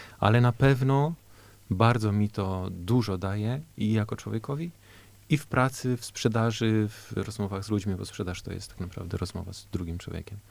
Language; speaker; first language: Polish; early bilingual, heritage; Polish